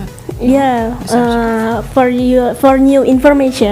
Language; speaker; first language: English; non-native, learner; Indonesian